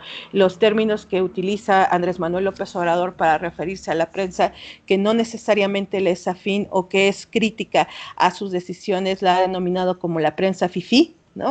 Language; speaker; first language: Spanish; native; Spanish